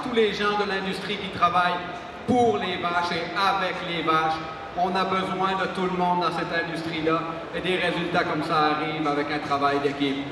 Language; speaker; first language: French; native; French